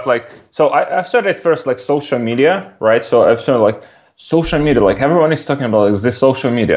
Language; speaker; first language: English; non-native, fluent; Ukrainian